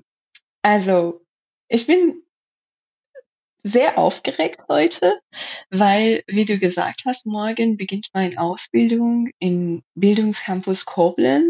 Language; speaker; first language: German; non-native, learner; Persian